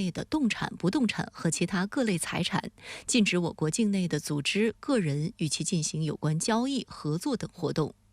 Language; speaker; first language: Chinese; native; Chinese